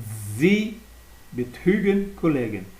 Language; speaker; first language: German; non-native, learner; Portuguese